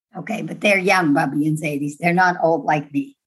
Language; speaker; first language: English; non-native, fluent; Dutch